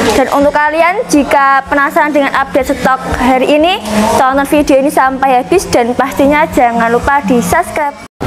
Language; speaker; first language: Indonesian; native; Indonesian